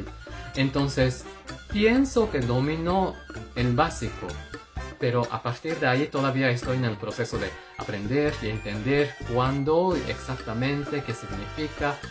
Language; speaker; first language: Spanish; non-native, fluent; Japanese